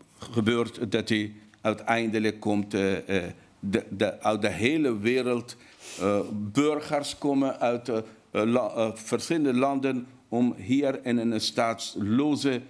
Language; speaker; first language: Dutch; non-native, fluent; Persian